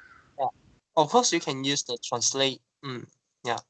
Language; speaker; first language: English; non-native, local second language; Chinese